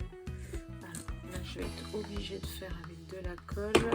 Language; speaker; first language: French; native; French